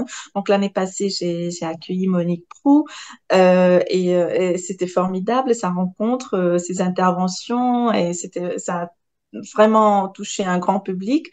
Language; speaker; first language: French; non-native, local second language; Arabic